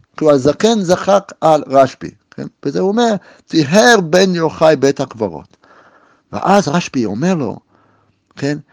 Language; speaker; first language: Hebrew; native; Hebrew